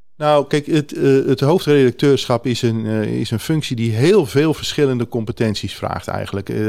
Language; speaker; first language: Dutch; native; Dutch